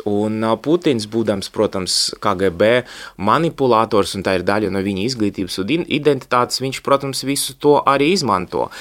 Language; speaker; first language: Latvian; non-native, local second language; Russian